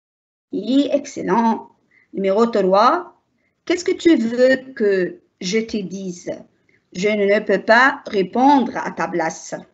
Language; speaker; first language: French; non-native, learner; Arabic